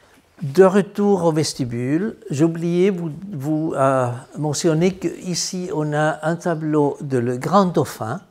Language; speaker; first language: French; non-native, fluent; Spanish